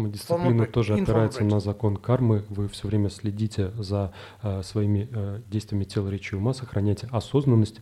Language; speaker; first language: Russian; native; Russian